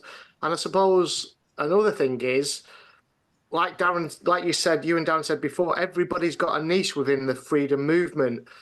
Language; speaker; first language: English; native; English